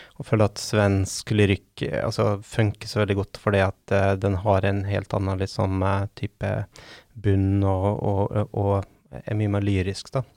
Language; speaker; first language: Norwegian; native; Norwegian